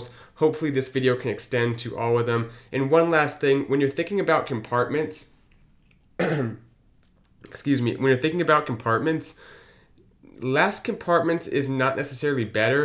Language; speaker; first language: English; native; English